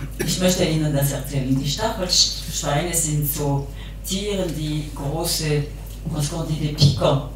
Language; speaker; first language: German; non-native, local second language; French